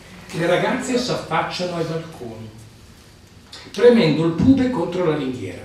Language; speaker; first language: Italian; native; Italian